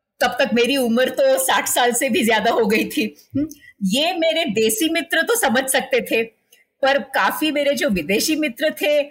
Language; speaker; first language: Hindi; non-native, local second language; Marathi